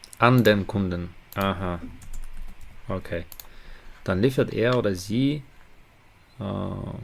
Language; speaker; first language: German; non-native, learner; Ukrainian